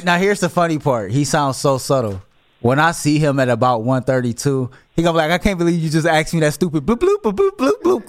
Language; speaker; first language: English; native; English